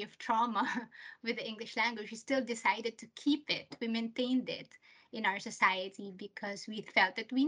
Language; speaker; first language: English; non-native, local second language; Filipino